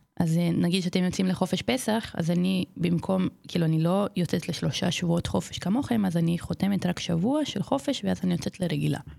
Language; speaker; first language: Hebrew; non-native, fluent; Portuguese